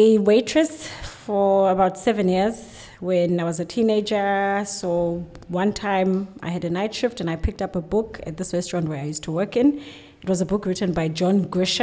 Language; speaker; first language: English; non-native, local second language; Xhosa